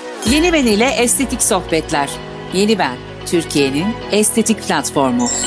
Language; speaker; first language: Turkish; native; Turkish